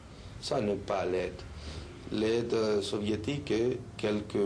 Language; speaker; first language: French; non-native, fluent; Spanish